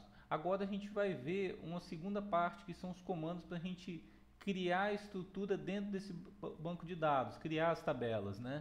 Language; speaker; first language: Portuguese; native; Portuguese